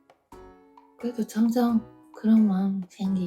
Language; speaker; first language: Korean; non-native, fluent; Japanese